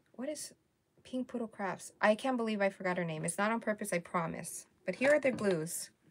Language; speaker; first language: English; early bilingual, other home language; Spanish